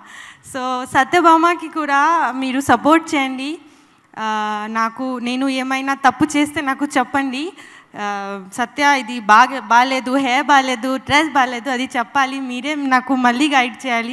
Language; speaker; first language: Telugu; non-native, learner; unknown